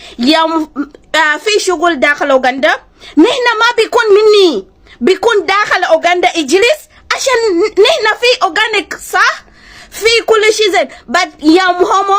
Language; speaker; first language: Arabic; non-native, learner; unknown